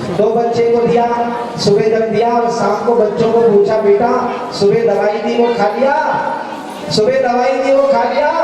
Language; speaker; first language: Hindi; non-native, local second language; Chhattisgarhi